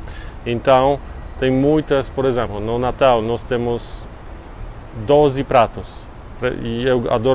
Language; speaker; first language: Portuguese; non-native, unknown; Polish